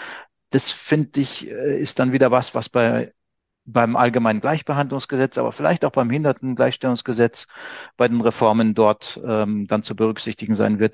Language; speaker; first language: German; native; German